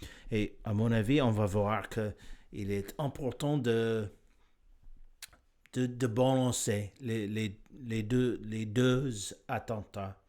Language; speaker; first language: French; non-native, learner; English